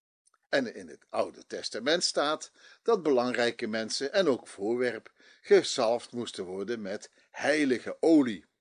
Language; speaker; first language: Dutch; native; Dutch